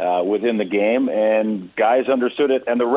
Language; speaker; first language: English; native; English